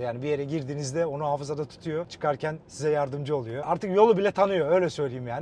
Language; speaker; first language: Turkish; native; Turkish